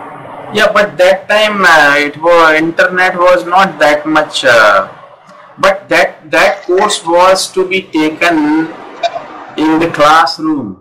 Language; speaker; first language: English; non-native, local second language; Hindi